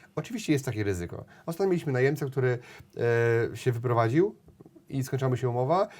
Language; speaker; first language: Polish; native; Polish